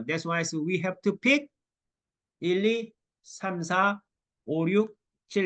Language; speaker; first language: English; non-native, learner; Korean